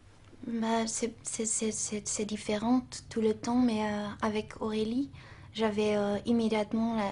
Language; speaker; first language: French; non-native, local second language; Dutch